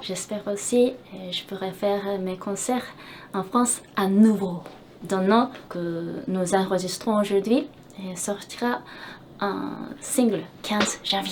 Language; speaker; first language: French; non-native, fluent; Japanese